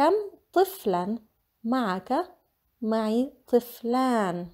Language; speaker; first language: Arabic; non-native, fluent; English